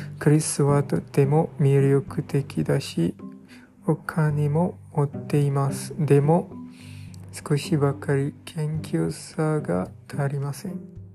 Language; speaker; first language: Japanese; non-native, learner; English